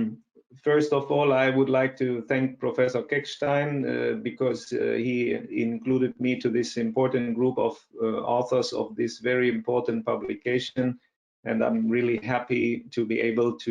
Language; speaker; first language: English; non-native, fluent; Spanish